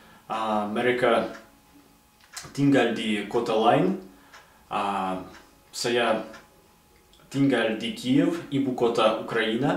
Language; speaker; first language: Indonesian; non-native, learner; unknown